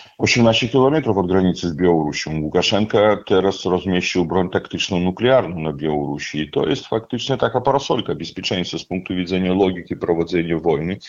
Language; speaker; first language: Polish; non-native, fluent; Russian